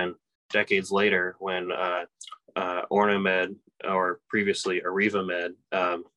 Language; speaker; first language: English; native; English